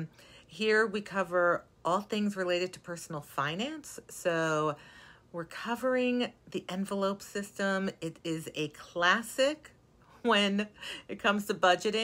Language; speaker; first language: English; native; English